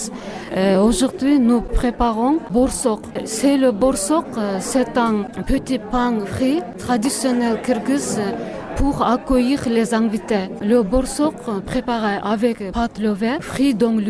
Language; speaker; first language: French; non-native, learner; Kyrgyz